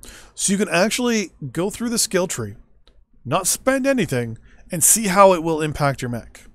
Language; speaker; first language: English; native; English